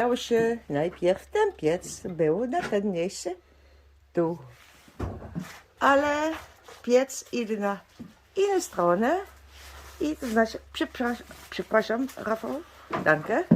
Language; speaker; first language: Polish; non-native, learner; Dutch